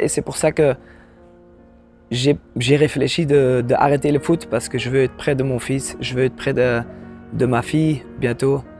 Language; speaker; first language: French; non-native, local second language; Dutch